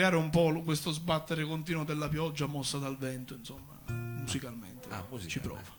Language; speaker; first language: Italian; non-native, local second language; Sicilian